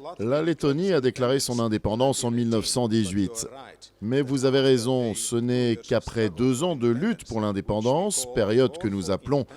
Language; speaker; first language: French; non-native, fluent; Latvian